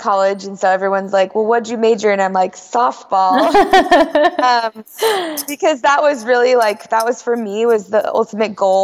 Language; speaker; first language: English; native; English